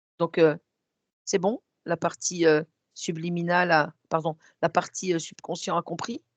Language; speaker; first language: French; native; French